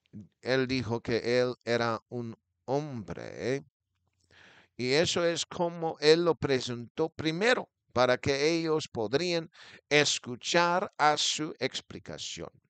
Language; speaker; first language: Spanish; non-native, fluent; English